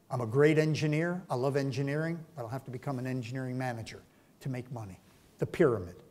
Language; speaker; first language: English; native; English